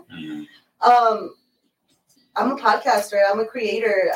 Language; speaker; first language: English; early bilingual, other home language; Spanish